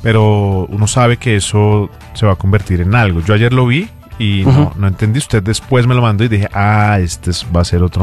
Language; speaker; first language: Spanish; native; Spanish